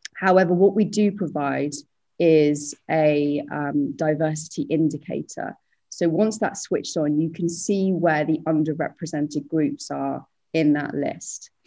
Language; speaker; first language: English; native; English